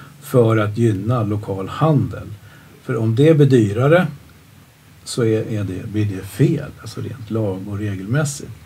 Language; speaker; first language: Swedish; native; Swedish